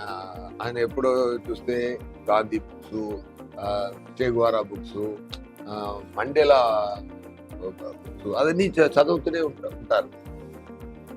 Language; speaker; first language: Telugu; non-native, fluent; Tamil